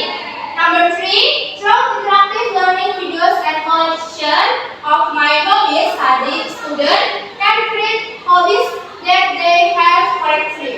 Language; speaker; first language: English; non-native, learner; Indonesian